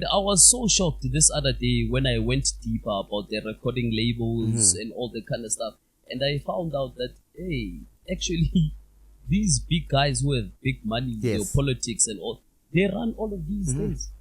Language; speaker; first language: English; non-native, local second language; Zulu